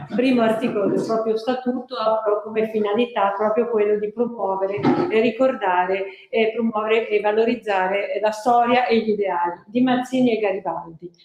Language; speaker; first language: Italian; native; Italian